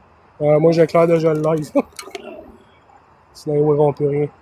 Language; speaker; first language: French; native; French